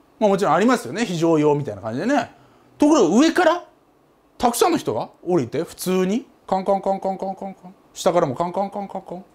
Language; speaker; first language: Japanese; native; Japanese